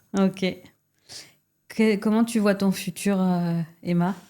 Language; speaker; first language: French; native; French